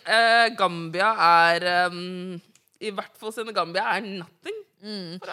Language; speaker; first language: Norwegian; early bilingual, other home language; Wolof